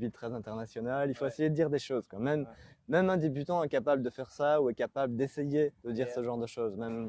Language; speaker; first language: French; native; French